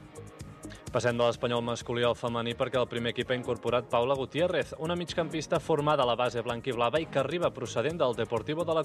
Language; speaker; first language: Catalan; native; Catalan